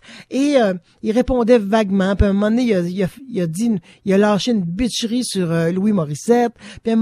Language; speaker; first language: French; native; French